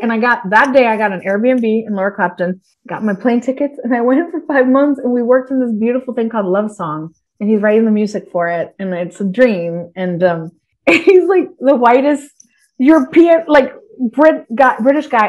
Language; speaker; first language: English; early bilingual, other home language; Spanish